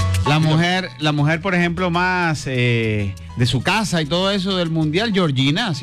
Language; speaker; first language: Spanish; native; Spanish